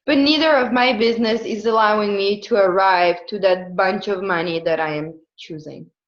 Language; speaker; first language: English; non-native, fluent; Italian